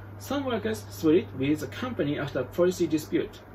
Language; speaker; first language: English; non-native, fluent; Japanese